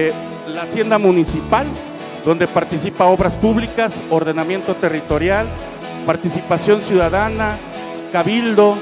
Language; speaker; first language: Spanish; native; Spanish